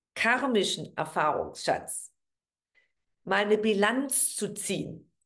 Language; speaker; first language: German; native; German